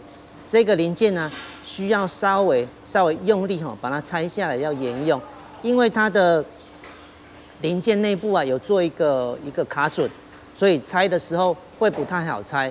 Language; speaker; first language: Chinese; native; Chinese